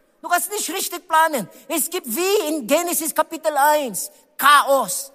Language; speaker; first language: German; non-native, learner; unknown